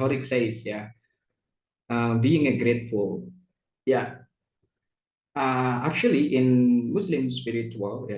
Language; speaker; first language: English; non-native, fluent; Indonesian